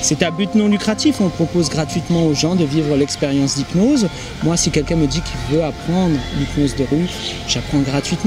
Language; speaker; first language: French; native; French